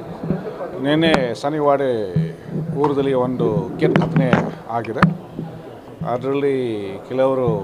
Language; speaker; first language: Kannada; non-native, fluent; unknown